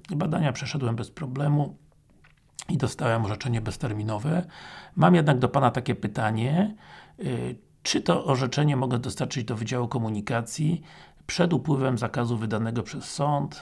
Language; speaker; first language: Polish; native; Polish